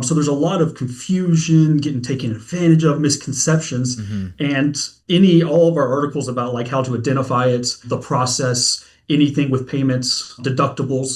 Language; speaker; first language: English; native; English